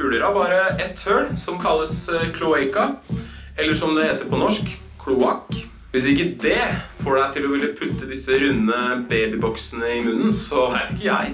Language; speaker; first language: Norwegian; native; Norwegian